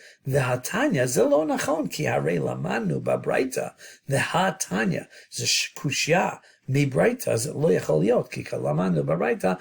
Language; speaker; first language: Hebrew; non-native, fluent; English